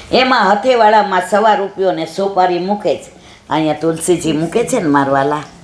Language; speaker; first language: Gujarati; native; Gujarati